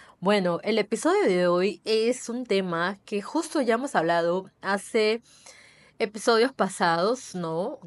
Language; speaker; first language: Spanish; native; Spanish